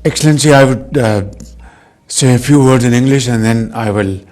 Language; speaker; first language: English; non-native, local second language; Urdu